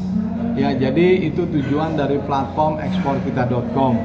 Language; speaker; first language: Indonesian; native; Indonesian